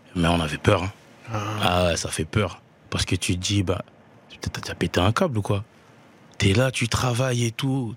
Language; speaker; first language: French; native; French